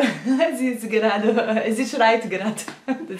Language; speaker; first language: German; non-native, learner; Portuguese